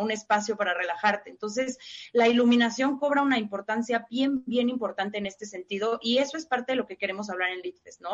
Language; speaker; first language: Spanish; native; Spanish